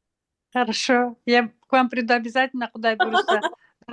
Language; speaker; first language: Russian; non-native, local second language; Kyrgyz